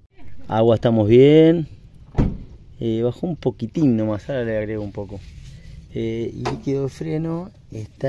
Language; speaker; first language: Spanish; native; Spanish